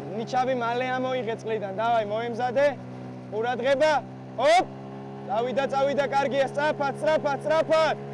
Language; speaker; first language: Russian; non-native, fluent; Georgian